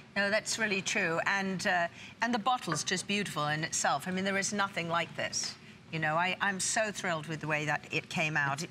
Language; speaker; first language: English; native; English